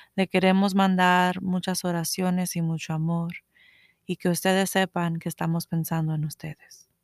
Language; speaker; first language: Spanish; early bilingual, heritage; Spanish